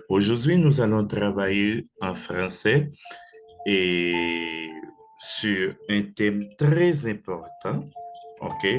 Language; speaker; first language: French; non-native, fluent; Spanish